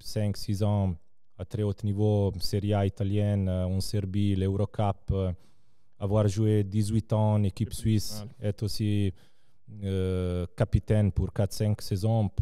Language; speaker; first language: French; non-native, local second language; Serbian